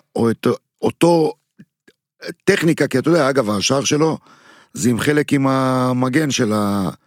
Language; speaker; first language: Hebrew; native; Hebrew